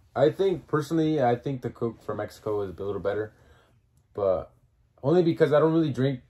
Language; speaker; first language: English; early bilingual, other home language; Spanish